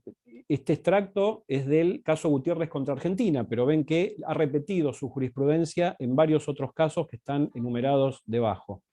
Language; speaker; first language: Spanish; native; Spanish